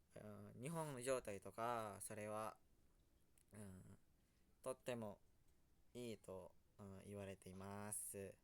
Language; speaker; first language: Japanese; non-native, learner; Indonesian